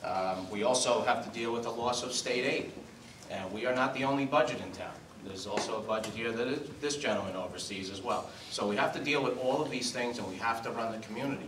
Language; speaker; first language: English; native; English